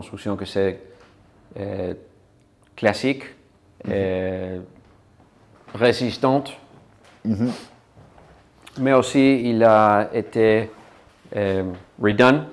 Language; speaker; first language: French; non-native, learner; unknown